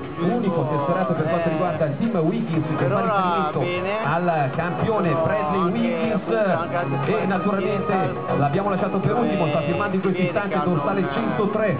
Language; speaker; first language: Italian; native; Italian